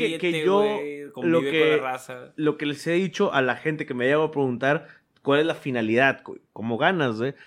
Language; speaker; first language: Spanish; native; Spanish